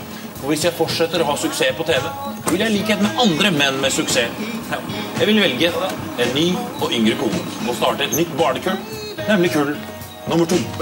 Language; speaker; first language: Norwegian; native; Norwegian